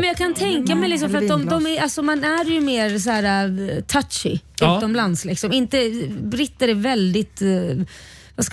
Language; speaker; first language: Swedish; native; Swedish